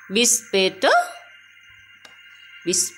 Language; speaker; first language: German; non-native, learner; Thai